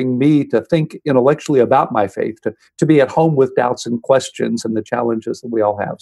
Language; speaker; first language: English; native; English